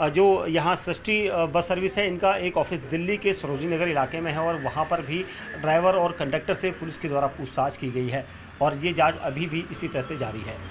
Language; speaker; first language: Hindi; native; Hindi